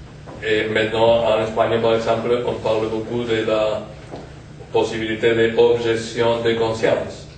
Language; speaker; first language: French; non-native, fluent; Spanish